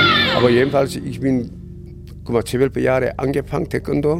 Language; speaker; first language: German; non-native, learner; Korean